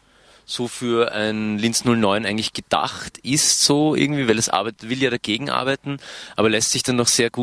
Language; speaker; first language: German; native; German